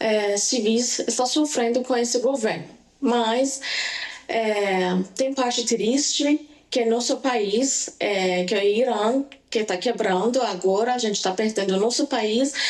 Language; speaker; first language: Portuguese; non-native, learner; Persian